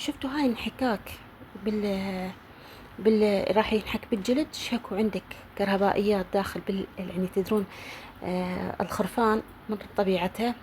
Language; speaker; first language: Arabic; native; Arabic